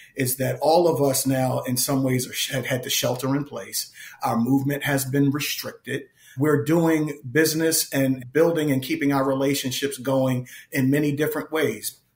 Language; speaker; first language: English; native; English